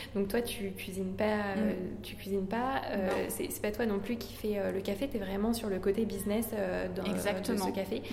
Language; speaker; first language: French; native; French